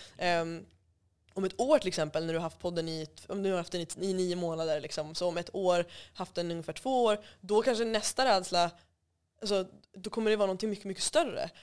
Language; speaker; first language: Swedish; native; Swedish